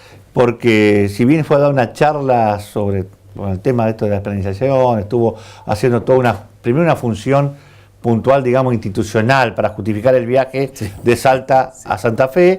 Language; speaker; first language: Spanish; native; Spanish